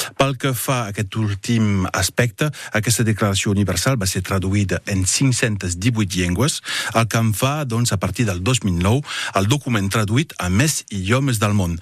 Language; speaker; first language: Catalan; non-native, local second language; French